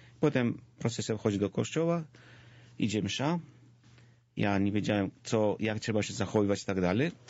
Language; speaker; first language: Polish; non-native, fluent; Georgian